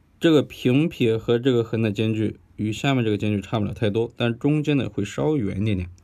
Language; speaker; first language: Chinese; native; Chinese